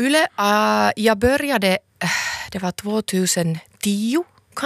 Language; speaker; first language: Swedish; non-native, local second language; Finnish